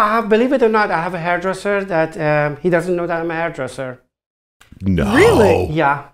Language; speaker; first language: English; non-native, fluent; German